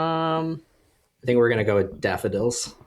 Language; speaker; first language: English; native; English